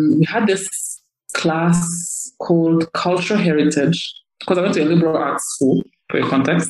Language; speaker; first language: English; non-native, local second language; Kinyarwanda